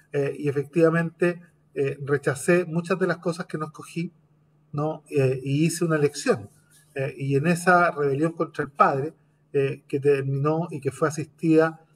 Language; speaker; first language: Spanish; native; Spanish